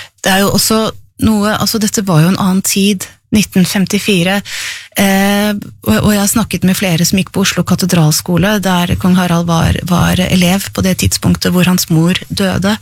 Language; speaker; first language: Norwegian; native; Norwegian